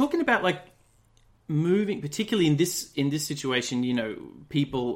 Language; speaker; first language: English; native; English